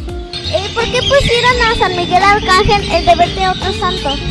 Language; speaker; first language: Spanish; native; Spanish